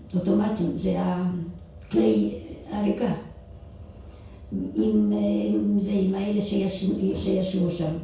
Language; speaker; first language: Hebrew; non-native, fluent; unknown